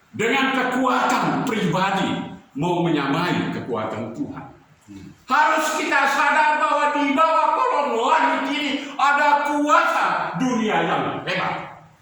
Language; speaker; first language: Indonesian; native; Indonesian